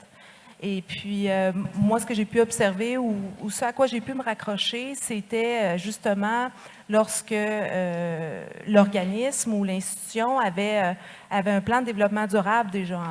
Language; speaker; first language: French; native; French